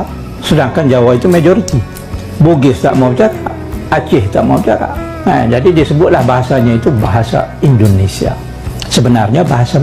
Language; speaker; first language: Malay; native; Malay